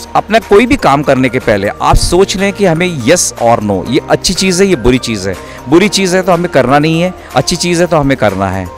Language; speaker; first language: Hindi; native; Hindi